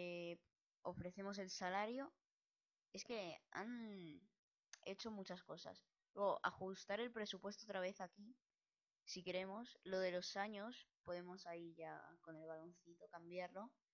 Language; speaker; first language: Spanish; native; Spanish